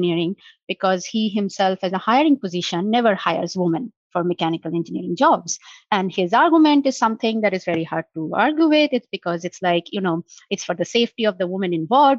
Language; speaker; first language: English; non-native, local second language; Bangla